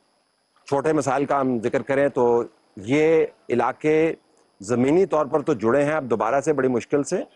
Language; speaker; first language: Urdu; native; Urdu